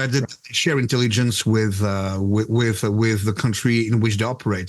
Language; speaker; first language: English; non-native, fluent; French